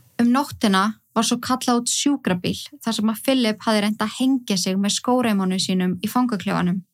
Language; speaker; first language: Icelandic; native; Icelandic